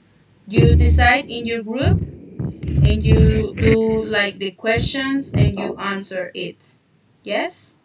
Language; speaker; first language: English; non-native, fluent; Spanish